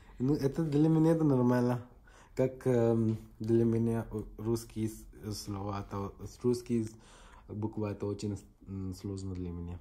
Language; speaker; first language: Russian; non-native, learner; Hindi